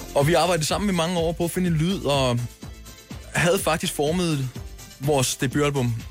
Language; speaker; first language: Danish; native; Danish